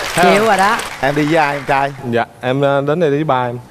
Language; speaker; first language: Vietnamese; native; Vietnamese